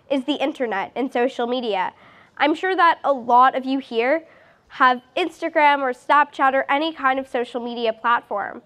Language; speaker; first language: English; native; English